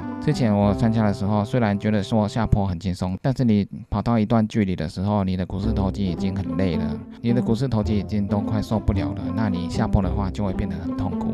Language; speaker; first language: Chinese; native; Chinese